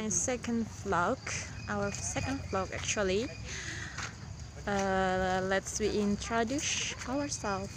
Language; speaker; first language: English; non-native, learner; Indonesian